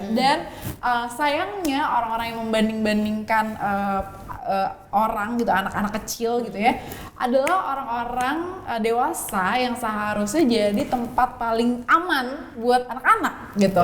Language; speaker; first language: Indonesian; native; Indonesian